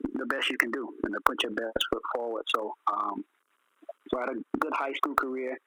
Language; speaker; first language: English; native; English